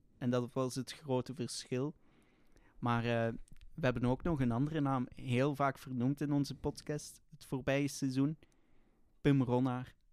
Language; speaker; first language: Dutch; native; Dutch